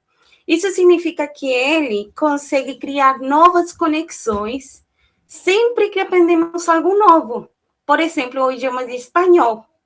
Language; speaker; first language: Portuguese; non-native, fluent; Spanish